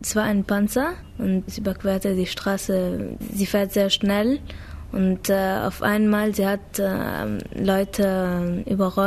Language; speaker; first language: German; non-native, fluent; Arabic